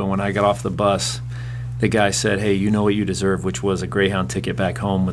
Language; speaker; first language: English; native; English